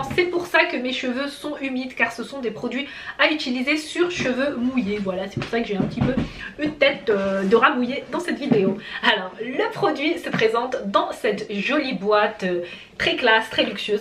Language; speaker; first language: French; native; French